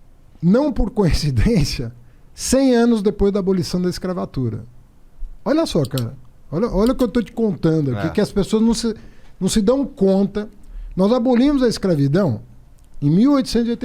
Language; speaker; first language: Portuguese; native; Portuguese